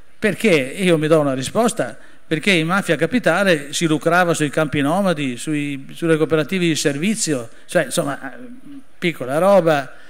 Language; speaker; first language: Italian; native; Italian